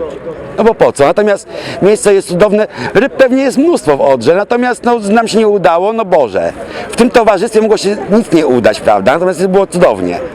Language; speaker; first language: Polish; native; Polish